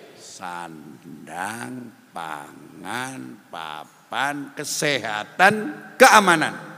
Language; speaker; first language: Indonesian; non-native, local second language; Javanese